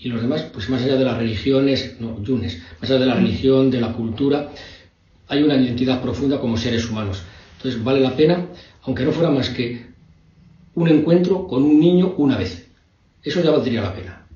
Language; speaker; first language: Spanish; native; Spanish